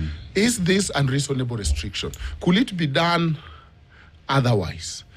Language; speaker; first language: English; non-native, local second language; Luo (Kenya and Tanzania)